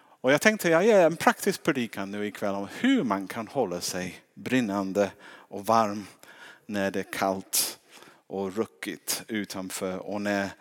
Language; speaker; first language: Swedish; non-native, fluent; English